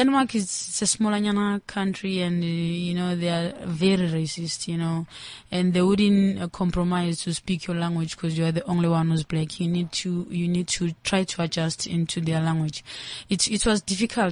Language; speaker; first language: English; non-native, local second language; Zulu